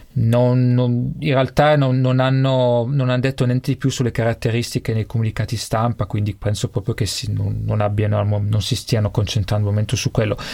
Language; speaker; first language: Italian; native; Italian